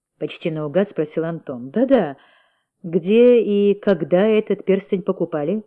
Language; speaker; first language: Russian; native; Russian